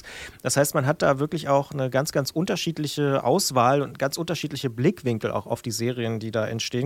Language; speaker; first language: German; native; German